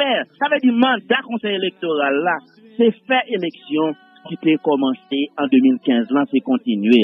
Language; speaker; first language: French; non-native, local second language; Haitian Creole